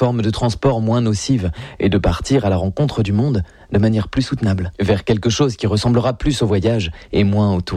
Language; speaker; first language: French; native; French